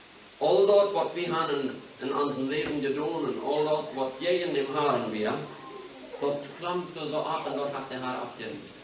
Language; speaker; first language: German; non-native, local second language; Plautdietsch